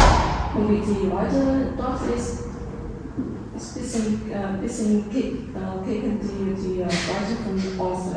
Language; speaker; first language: German; non-native, learner; Vietnamese